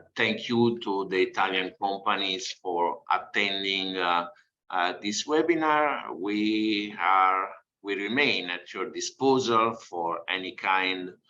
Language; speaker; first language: English; non-native, fluent; Italian